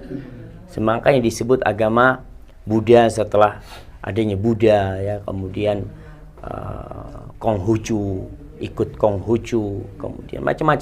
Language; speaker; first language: Indonesian; native; Indonesian